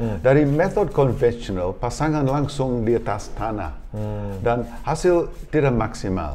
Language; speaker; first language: Indonesian; non-native, learner; English